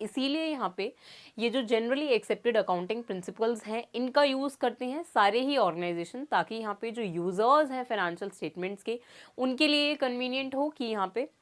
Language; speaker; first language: Hindi; native; Hindi